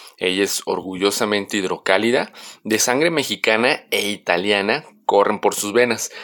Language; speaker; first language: Spanish; native; Spanish